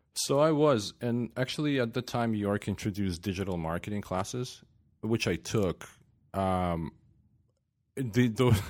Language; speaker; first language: English; non-native, fluent; Ukrainian